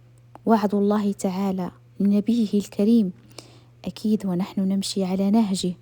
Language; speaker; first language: Arabic; native; Arabic